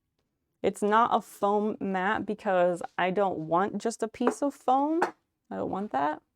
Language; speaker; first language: English; native; English